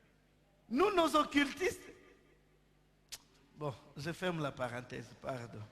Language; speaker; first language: French; non-native, local second language; Lingala